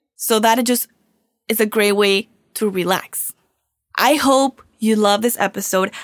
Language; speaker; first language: English; non-native, fluent; Spanish